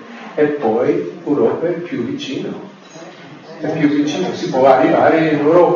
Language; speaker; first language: Italian; non-native, fluent; English